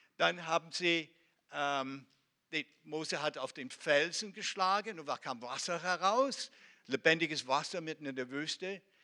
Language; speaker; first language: German; non-native, fluent; Hebrew